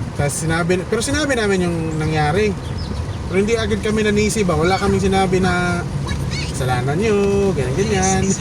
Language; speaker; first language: Filipino; native; Filipino